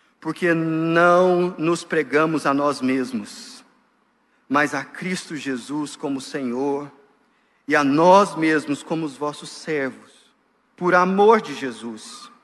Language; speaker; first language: Portuguese; native; Portuguese